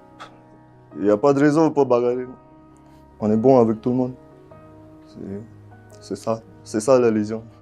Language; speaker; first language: French; non-native, fluent; Nepali